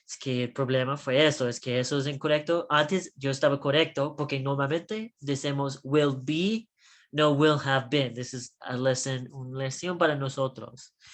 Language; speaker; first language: Spanish; non-native, learner; English